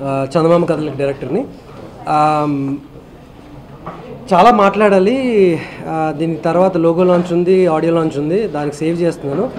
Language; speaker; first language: Telugu; native; Telugu